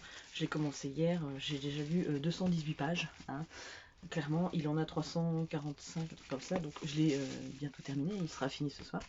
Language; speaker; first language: French; native; French